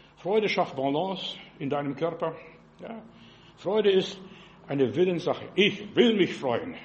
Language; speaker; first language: German; non-native, fluent; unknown